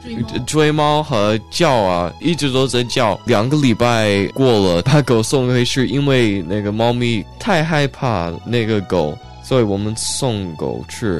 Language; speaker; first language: Chinese; early bilingual, heritage; Chinese